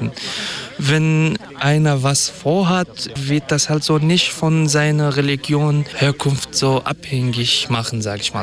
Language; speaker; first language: German; non-native, fluent; Kurdish